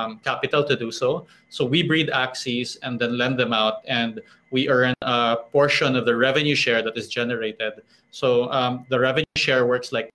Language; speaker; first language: English; non-native, local second language; Filipino